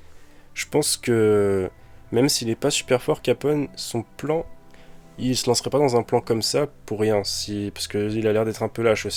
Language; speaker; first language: French; native; French